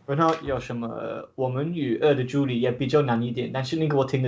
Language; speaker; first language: Chinese; non-native, learner; English